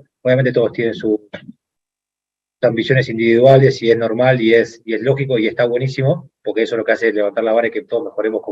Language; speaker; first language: Spanish; native; Spanish